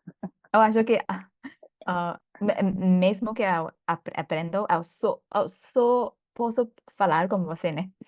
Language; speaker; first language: Portuguese; non-native, fluent; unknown